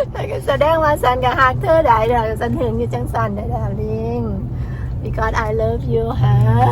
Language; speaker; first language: Thai; native; Thai